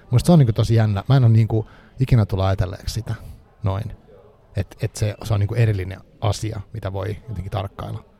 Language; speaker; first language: Finnish; native; Finnish